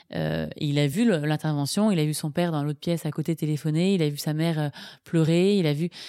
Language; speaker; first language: French; native; French